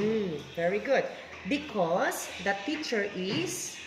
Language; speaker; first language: English; non-native, fluent; Vietnamese